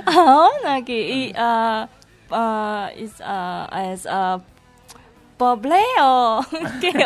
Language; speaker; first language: Catalan; non-native, learner; Indonesian